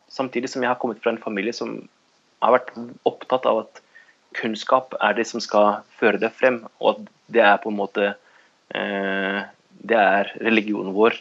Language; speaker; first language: Norwegian; early bilingual, other home language; Kurdish